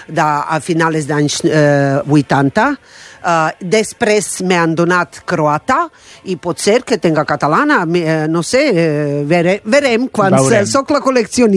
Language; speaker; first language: Catalan; non-native, fluent; Croatian